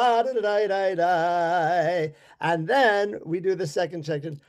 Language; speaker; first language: English; native; English